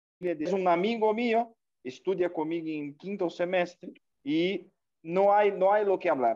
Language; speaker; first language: Spanish; non-native, fluent; Portuguese